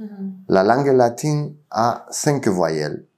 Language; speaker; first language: French; non-native, fluent; Spanish